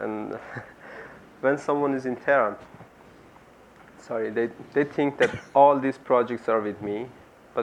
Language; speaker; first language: English; non-native, learner; Persian